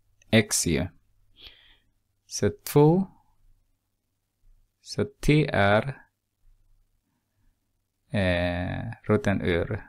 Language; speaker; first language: Swedish; non-native, fluent; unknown